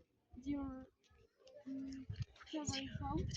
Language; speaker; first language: English; non-native, learner; Spanish